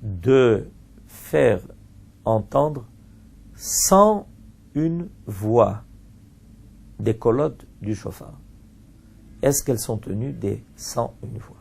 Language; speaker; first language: French; native; French